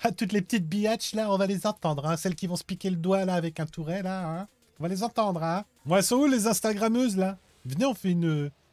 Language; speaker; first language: French; native; French